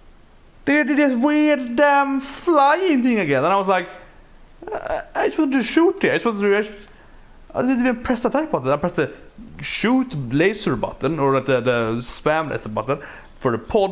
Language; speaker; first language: English; non-native, fluent; Swedish